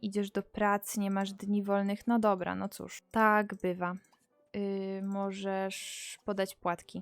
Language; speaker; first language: Polish; native; Polish